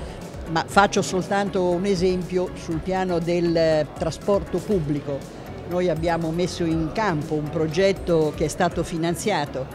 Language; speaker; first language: Italian; native; Italian